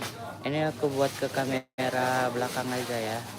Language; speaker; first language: Indonesian; native; Indonesian